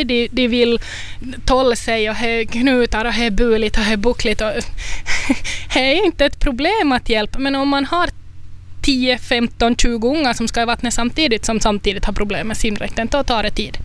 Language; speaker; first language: Swedish; native; Swedish